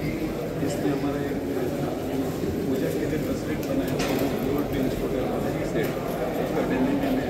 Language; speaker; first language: Hindi; non-native, local second language; Kannada